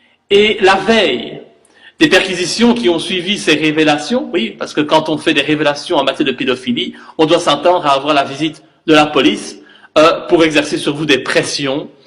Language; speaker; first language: French; native; French